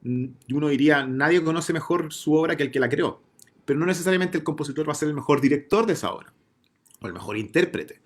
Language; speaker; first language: Spanish; native; Spanish